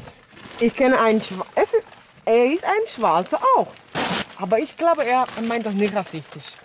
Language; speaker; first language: German; non-native, fluent; Spanish